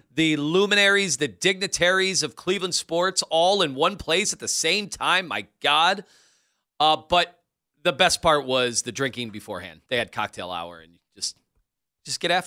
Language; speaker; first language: English; native; English